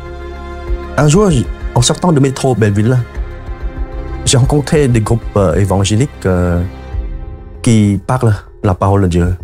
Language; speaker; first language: French; non-native, fluent; Khmer